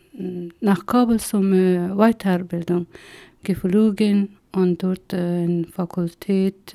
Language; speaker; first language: German; non-native, learner; Persian